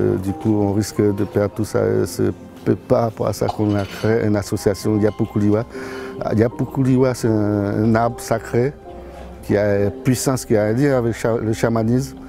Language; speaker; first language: French; non-native, local second language; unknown